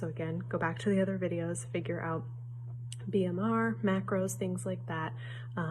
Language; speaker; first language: English; native; English